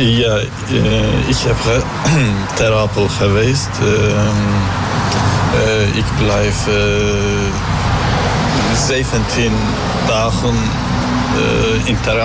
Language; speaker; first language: Dutch; non-native, learner; Turkish